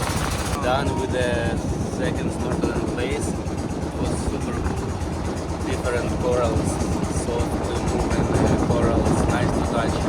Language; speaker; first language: English; non-native, fluent; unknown